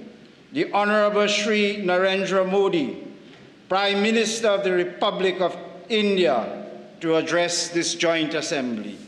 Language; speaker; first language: English; native; English